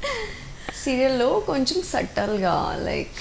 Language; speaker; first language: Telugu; non-native, learner; Hindi